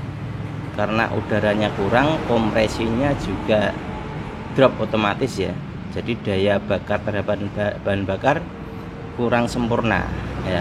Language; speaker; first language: Indonesian; native; Indonesian